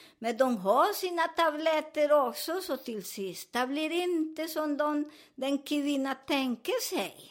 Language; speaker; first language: Swedish; non-native, fluent; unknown